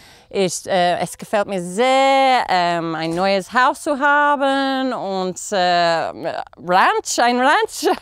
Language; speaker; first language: German; non-native, fluent; English